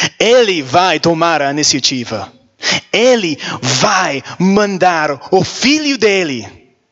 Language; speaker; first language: Portuguese; non-native, learner; English